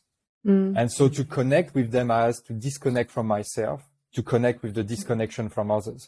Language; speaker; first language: English; non-native, fluent; French